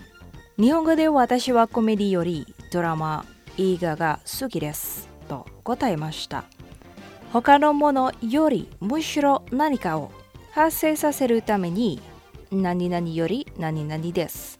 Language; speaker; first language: Japanese; non-native, fluent; Indonesian